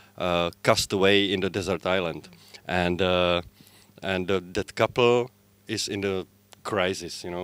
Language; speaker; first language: English; non-native, fluent; Czech